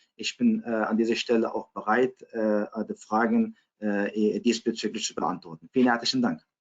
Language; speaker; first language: German; non-native, fluent; Uyghur